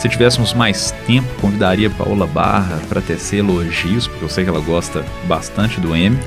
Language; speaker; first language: Portuguese; native; Portuguese